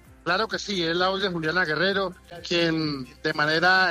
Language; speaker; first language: Spanish; native; Spanish